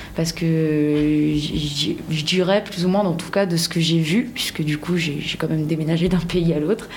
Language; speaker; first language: French; non-native, local second language; Malagasy